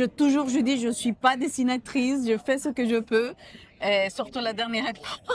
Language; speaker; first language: French; non-native, fluent; Spanish